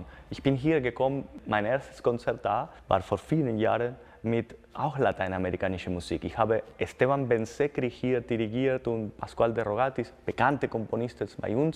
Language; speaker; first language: German; non-native, fluent; Spanish